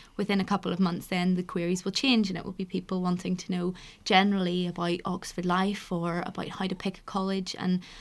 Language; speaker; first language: English; native; English